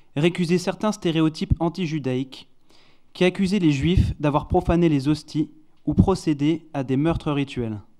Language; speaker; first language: French; non-native, fluent; Hebrew